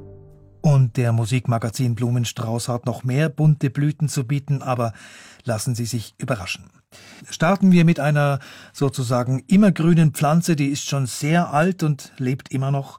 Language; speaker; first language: German; native; German